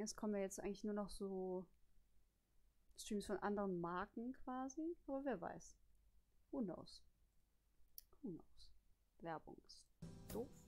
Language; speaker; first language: German; native; German